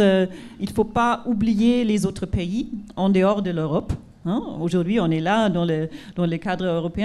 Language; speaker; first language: French; non-native, fluent; German